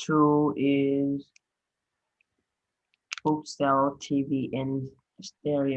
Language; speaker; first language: English; non-native, learner; Vietnamese